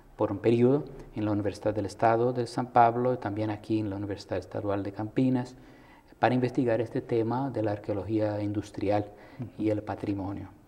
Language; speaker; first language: Spanish; non-native, fluent; Portuguese